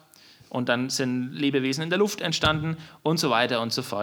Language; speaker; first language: German; native; German